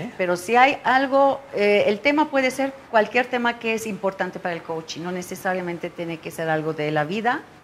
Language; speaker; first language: Spanish; non-native, fluent; Turkish